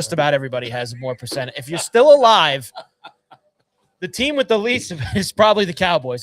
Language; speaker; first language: English; native; English